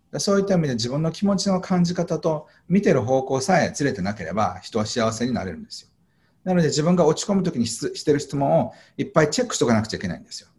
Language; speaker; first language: Japanese; native; Japanese